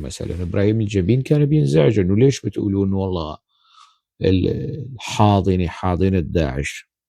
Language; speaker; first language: Arabic; non-native, local second language; Kurdish